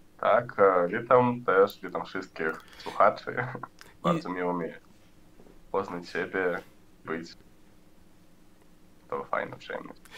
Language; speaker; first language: Polish; non-native, learner; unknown